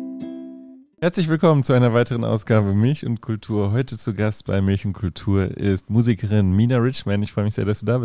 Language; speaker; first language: German; native; German